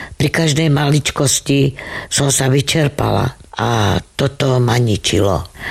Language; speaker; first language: Slovak; non-native, local second language; Romany